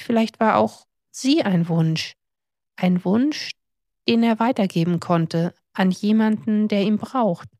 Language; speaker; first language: German; native; German